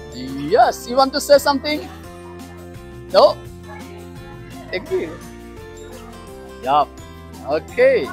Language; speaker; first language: English; non-native, learner; Bangla